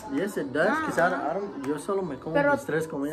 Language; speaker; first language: Spanish; early bilingual, other home language; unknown